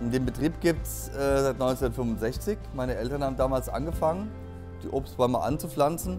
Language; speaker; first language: German; native; German